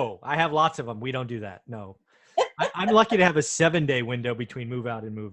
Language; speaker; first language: English; native; English